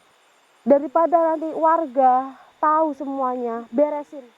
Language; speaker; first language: Indonesian; native; Indonesian